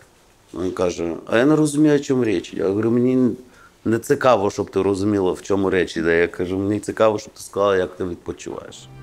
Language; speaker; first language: Ukrainian; non-native, local second language; Russian